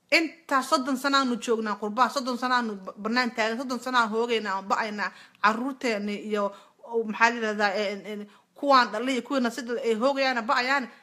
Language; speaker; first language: Somali; native; Somali